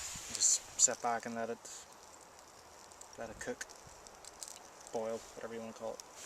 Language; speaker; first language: English; native; English